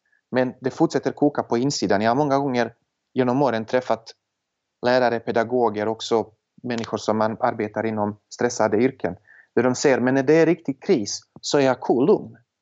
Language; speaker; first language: Swedish; non-native, fluent; Serbian